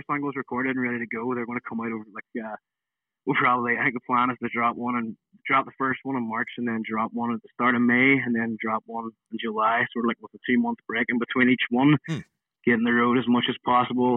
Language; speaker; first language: English; non-native, fluent; Spanish